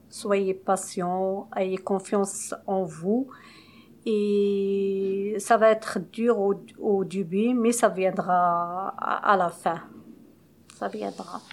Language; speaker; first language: French; non-native, local second language; Arabic